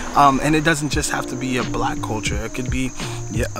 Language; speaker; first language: English; native; English